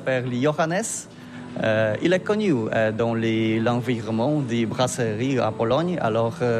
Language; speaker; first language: French; non-native, learner; Polish